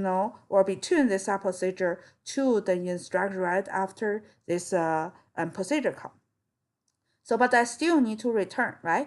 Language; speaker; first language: English; non-native, fluent; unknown